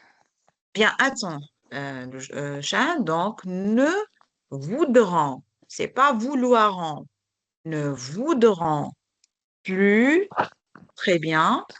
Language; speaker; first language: French; non-native, local second language; Arabic